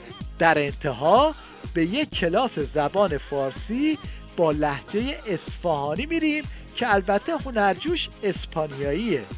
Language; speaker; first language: Persian; native; Persian